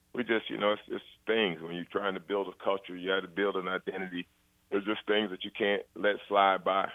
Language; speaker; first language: English; native; English